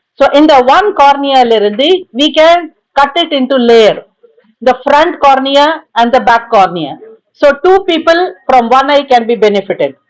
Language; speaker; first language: English; non-native, local second language; Tamil